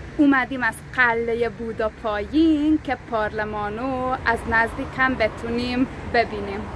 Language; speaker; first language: Persian; non-native, fluent; Hungarian